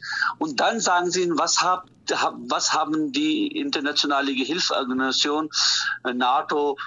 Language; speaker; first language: German; non-native, fluent; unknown